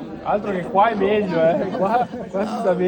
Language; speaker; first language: Italian; native; Italian